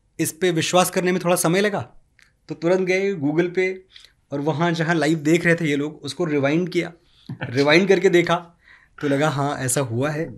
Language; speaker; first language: Hindi; native; Hindi